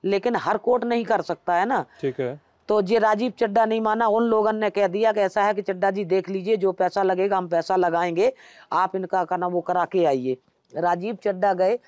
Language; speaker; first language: Hindi; native; Hindi